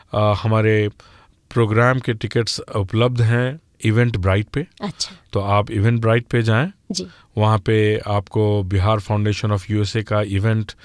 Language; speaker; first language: Hindi; native; Hindi